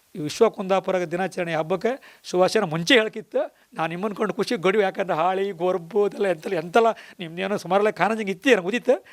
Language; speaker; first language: Kannada; native; Kannada